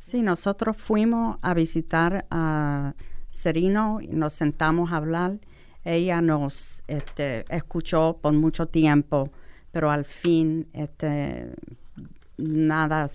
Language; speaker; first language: Spanish; non-native, fluent; English